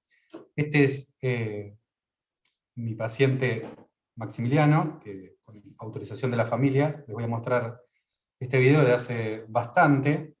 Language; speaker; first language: Spanish; native; Spanish